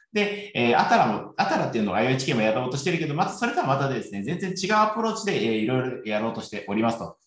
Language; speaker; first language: Japanese; native; Japanese